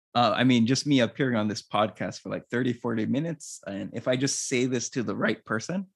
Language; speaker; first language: English; native; English